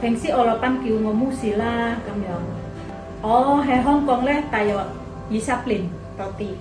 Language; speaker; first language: Cantonese; non-native, fluent; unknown